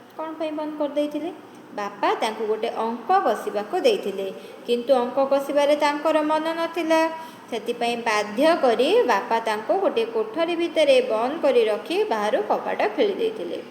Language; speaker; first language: Odia; native; Odia